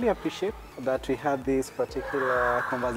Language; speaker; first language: English; non-native, local second language; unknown